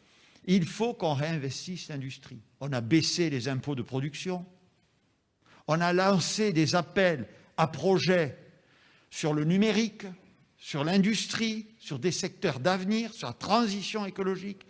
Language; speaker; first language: French; native; French